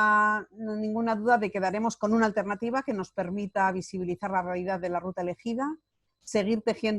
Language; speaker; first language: Spanish; native; Spanish